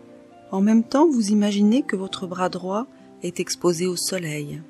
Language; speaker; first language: French; native; French